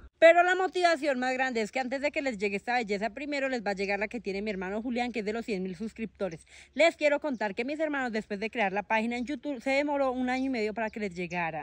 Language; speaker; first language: Spanish; native; Spanish